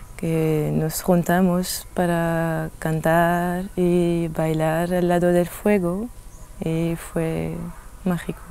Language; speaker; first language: Spanish; non-native, fluent; French